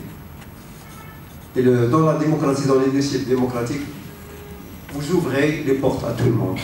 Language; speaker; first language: French; non-native, local second language; Arabic